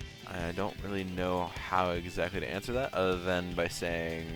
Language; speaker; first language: English; native; English